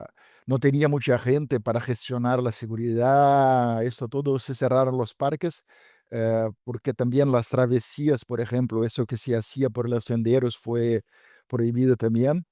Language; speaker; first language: Spanish; non-native, fluent; Portuguese